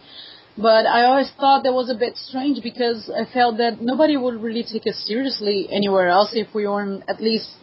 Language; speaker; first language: English; non-native, fluent; Portuguese